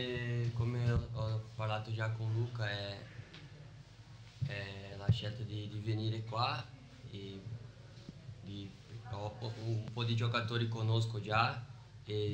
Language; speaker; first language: Italian; non-native, fluent; Portuguese